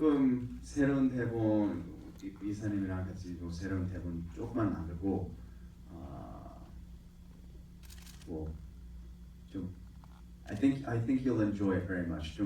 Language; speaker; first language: Korean; early bilingual, heritage; English